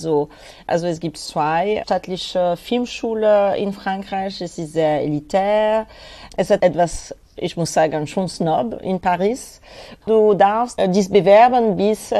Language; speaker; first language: German; non-native, fluent; French